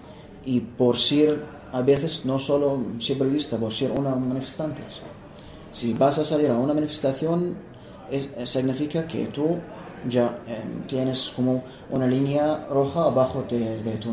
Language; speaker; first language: Spanish; non-native, fluent; Arabic